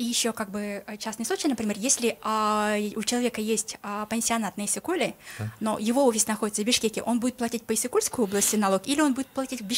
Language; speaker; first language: Russian; non-native, local second language; Kyrgyz